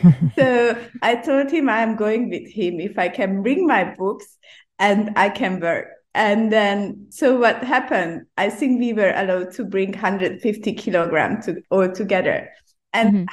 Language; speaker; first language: English; non-native, fluent; Hungarian